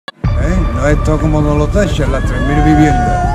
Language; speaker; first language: Spanish; native; Spanish